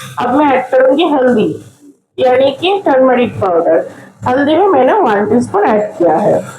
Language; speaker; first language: Hindi; non-native, local second language; Bangla